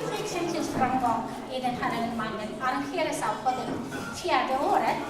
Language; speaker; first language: Swedish; non-native, fluent; Mongolian